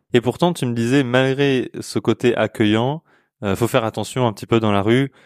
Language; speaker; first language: French; native; French